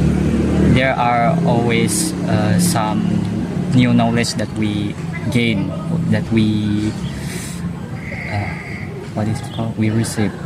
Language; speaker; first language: English; non-native, learner; Indonesian